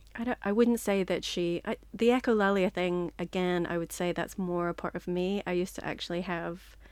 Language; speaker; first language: English; native; English